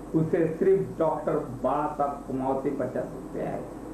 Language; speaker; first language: Hindi; non-native, local second language; Marathi